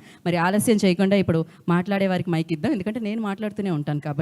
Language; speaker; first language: Telugu; native; Telugu